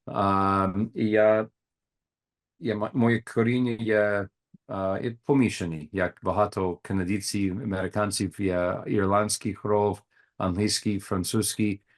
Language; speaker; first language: Ukrainian; non-native, learner; English